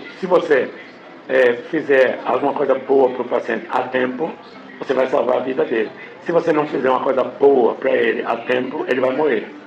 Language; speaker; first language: Portuguese; non-native, fluent; English